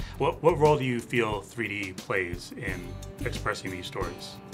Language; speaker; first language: English; native; English